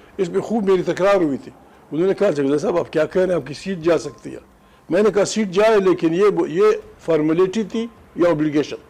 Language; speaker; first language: Urdu; non-native, local second language; Pashto